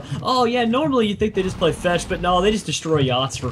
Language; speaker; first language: English; native; English